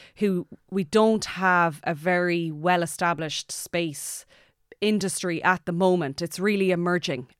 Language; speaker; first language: English; native; English